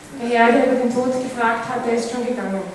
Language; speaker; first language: German; native; German